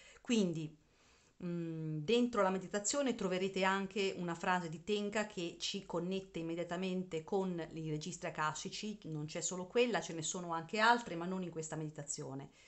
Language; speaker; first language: Italian; native; Italian